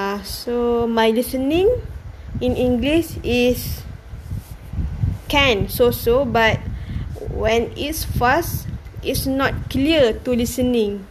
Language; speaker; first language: English; non-native, learner; Malay